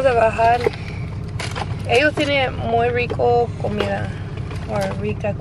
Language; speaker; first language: Spanish; non-native, learner; English